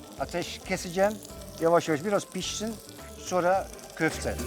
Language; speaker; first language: Turkish; non-native, fluent; Dutch